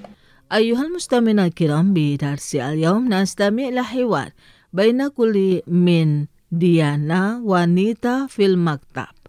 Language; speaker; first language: Arabic; non-native, fluent; Indonesian